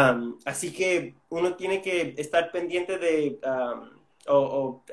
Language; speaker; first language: Spanish; non-native, fluent; English